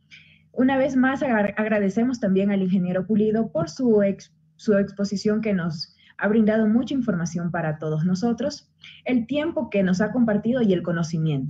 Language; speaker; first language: Spanish; native; Spanish